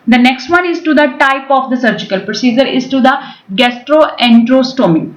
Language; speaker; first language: English; non-native, local second language; Punjabi